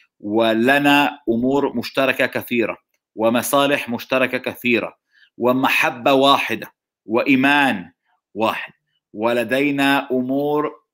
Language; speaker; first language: Arabic; non-native, local second language; Hebrew